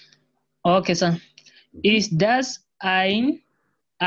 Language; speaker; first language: German; non-native, learner; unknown